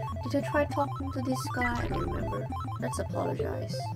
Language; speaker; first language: English; non-native, fluent; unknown